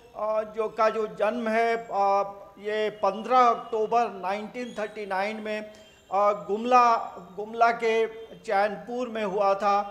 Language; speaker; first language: Hindi; native; Hindi